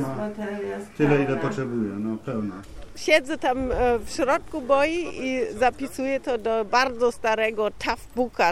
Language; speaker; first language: Polish; non-native, fluent; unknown